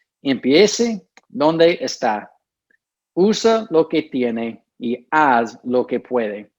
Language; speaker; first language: Spanish; non-native, fluent; English